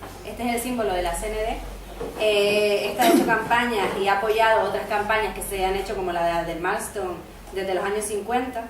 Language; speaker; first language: Spanish; native; Spanish